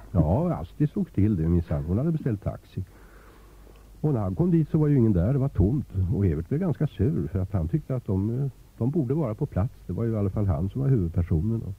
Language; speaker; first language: Swedish; native; Swedish